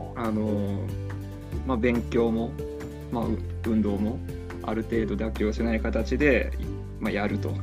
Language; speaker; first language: Japanese; early bilingual, heritage; Japanese